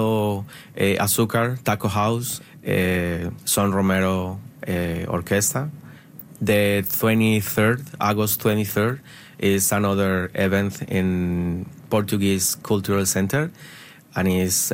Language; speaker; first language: English; non-native, fluent; Spanish